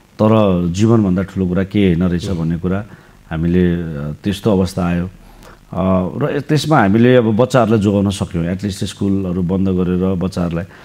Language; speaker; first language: Nepali; native; Nepali